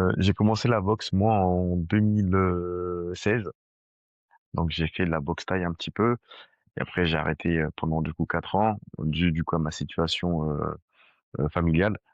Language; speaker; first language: French; early bilingual, other home language; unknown